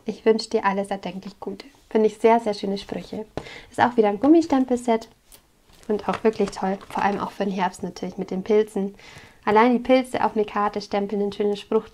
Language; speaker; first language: German; native; German